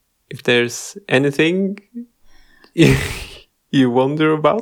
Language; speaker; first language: English; non-native, fluent; Norwegian